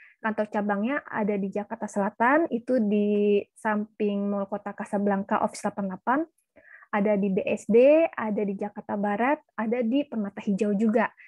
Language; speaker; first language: Indonesian; native; Indonesian